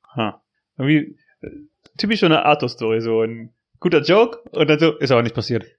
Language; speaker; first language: German; native; German